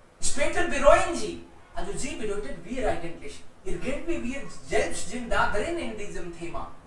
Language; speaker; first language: German; non-native, fluent; Hindi